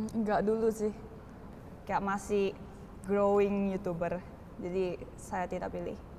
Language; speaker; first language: Indonesian; early bilingual, other home language; Korean